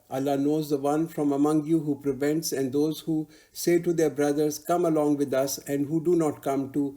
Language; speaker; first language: English; non-native, local second language; Urdu